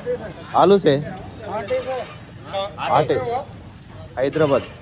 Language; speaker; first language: Hindi; non-native, local second language; Telugu